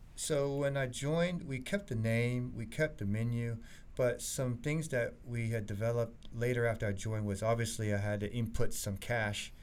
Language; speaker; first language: English; early bilingual, other home language; Chinese